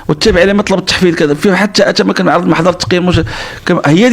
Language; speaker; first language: Arabic; native; Arabic